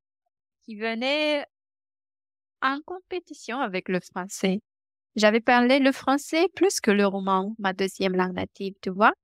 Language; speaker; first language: French; non-native, fluent; Romanian